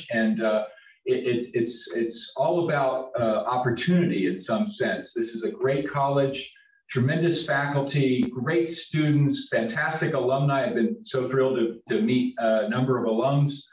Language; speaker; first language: English; native; English